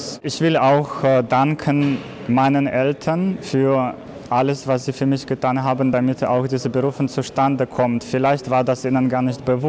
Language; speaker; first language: German; non-native, fluent; Russian